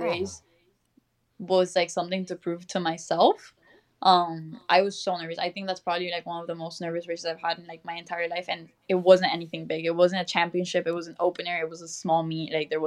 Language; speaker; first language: English; early bilingual, other home language; Spanish